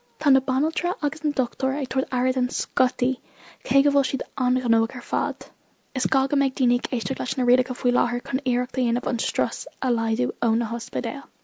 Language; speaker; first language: Irish; non-native, local second language; English